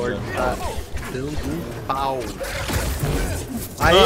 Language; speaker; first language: Portuguese; native; Portuguese